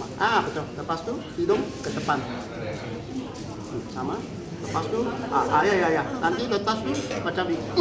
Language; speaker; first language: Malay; non-native, local second language; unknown